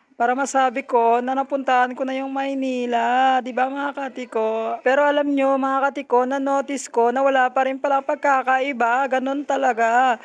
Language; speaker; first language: Filipino; non-native, local second language; Hiligaynon